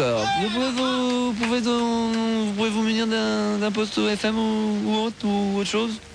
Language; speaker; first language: French; native; French